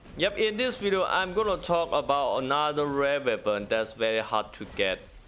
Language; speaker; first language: English; non-native, learner; Thai